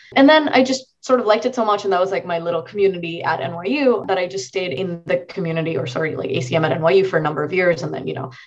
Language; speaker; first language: English; non-native, local second language; Marathi